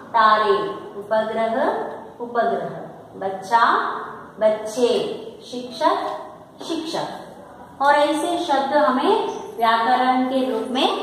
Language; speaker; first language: Hindi; non-native, local second language; Telugu